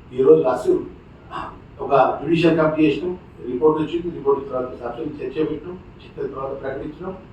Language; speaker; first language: Telugu; native; Telugu